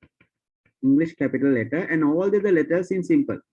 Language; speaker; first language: English; non-native, local second language; Sinhala